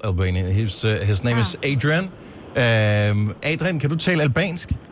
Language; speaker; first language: English; non-native, fluent; Danish